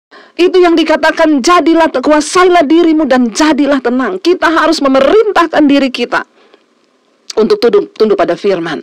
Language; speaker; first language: Indonesian; native; Indonesian